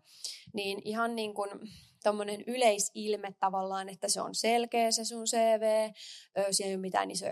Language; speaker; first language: Finnish; native; Finnish